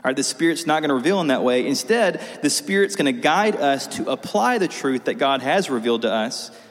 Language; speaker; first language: English; native; English